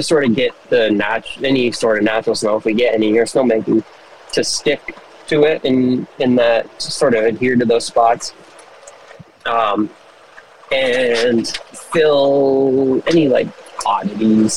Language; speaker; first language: English; native; English